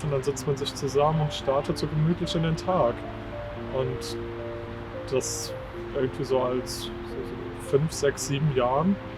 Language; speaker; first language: German; native; German